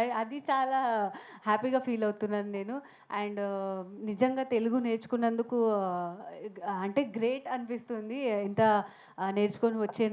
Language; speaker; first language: Telugu; non-native, learner; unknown